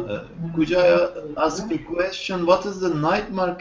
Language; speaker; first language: English; non-native, learner; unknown